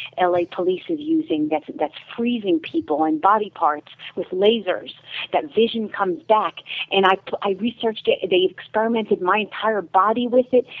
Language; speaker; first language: English; native; English